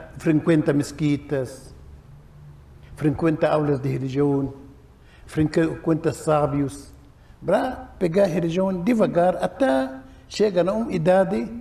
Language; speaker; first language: Portuguese; non-native, learner; Arabic